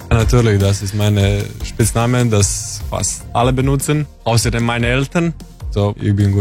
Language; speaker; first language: German; non-native, learner; Croatian